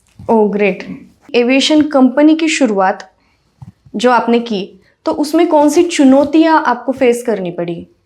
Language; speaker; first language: Hindi; non-native, local second language; Marathi